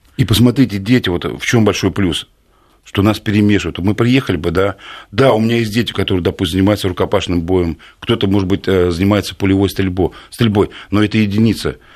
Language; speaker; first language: Russian; native; Russian